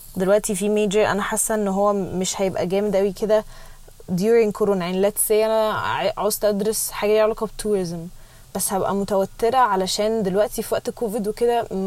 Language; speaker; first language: Arabic; early bilingual, heritage; Arabic